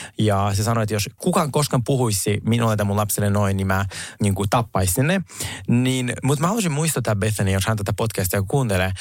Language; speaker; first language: Finnish; non-native, fluent; Russian